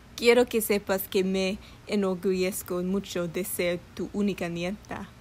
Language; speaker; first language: Spanish; early bilingual, heritage; English